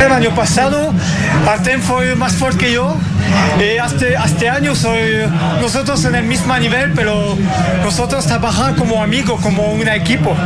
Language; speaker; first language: Portuguese; non-native, learner; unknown